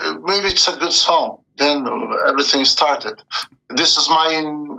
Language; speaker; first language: English; non-native, learner; Portuguese